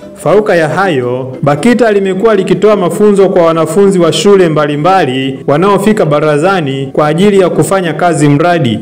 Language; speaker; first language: Swahili; native; Swahili